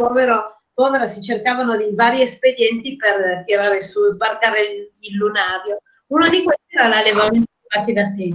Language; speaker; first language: Italian; native; Italian